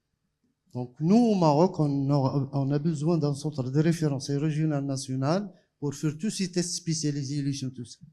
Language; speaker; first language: French; non-native, local second language; Arabic